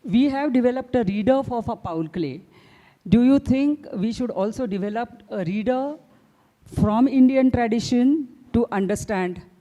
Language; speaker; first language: English; non-native, local second language; Marathi